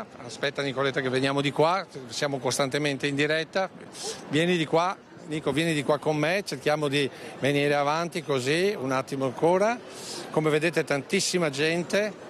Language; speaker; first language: Italian; native; Italian